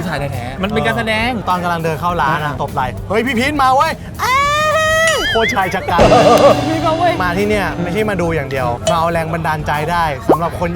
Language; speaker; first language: Thai; native; Thai